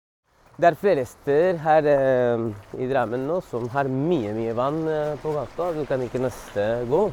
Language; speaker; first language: Norwegian; non-native, fluent; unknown